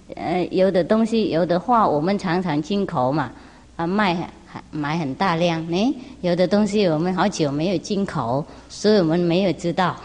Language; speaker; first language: Chinese; non-native, fluent; Vietnamese